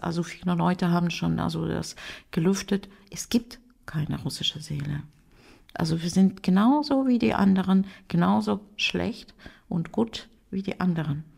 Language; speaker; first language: German; non-native, fluent; Russian